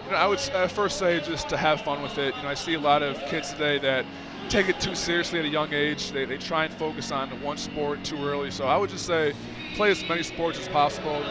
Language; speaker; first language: English; native; English